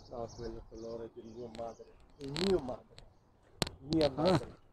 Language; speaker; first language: Italian; non-native, learner; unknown